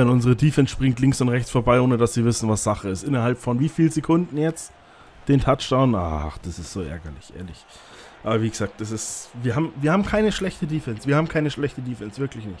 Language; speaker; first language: German; native; German